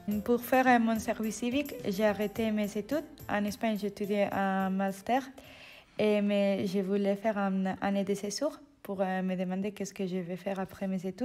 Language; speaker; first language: French; non-native, fluent; Spanish